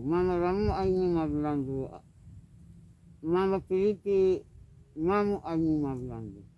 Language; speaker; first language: Spanish; non-native, local second language; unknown